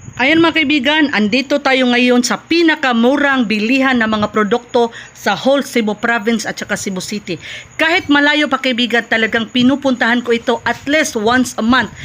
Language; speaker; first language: Filipino; non-native, local second language; Cebuano